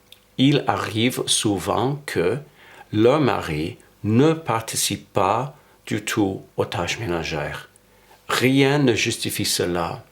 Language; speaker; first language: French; non-native, fluent; English